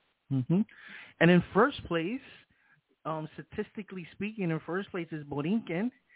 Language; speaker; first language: English; early bilingual, other home language; Spanish